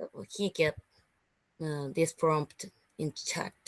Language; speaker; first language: English; non-native, learner; Japanese